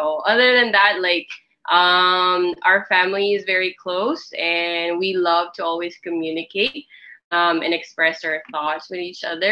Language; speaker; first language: English; non-native, local second language; Filipino